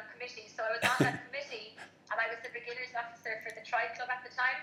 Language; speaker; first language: English; native; English